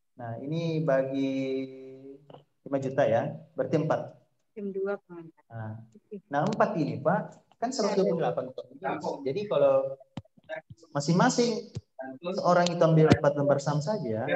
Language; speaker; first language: Indonesian; native; Indonesian